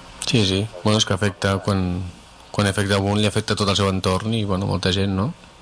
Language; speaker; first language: Catalan; native; Catalan